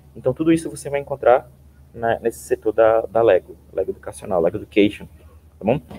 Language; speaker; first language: Portuguese; native; Portuguese